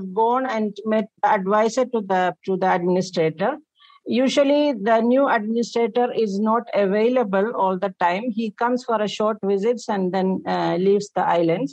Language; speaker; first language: English; non-native, local second language; Malayalam